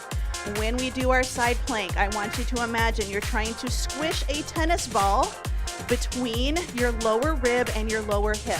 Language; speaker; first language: English; native; English